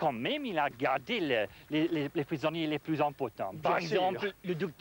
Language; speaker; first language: French; non-native, fluent; English